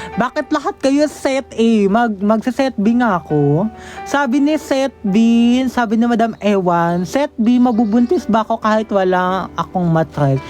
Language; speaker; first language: Filipino; native; Filipino